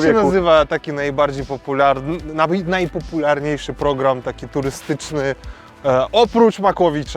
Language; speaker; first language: Polish; non-native, fluent; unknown